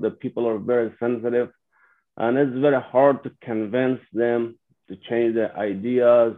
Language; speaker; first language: English; non-native, fluent; Persian